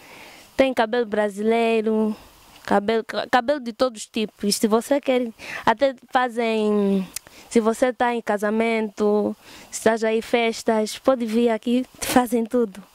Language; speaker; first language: Portuguese; early bilingual, heritage; English